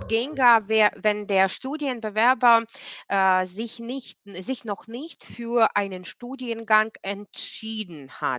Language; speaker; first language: German; non-native, fluent; Ukrainian